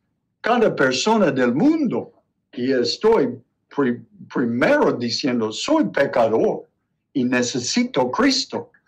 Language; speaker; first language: Spanish; non-native, learner; English